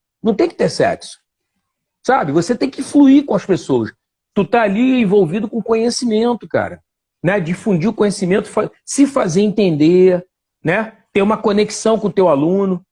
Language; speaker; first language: Portuguese; native; Portuguese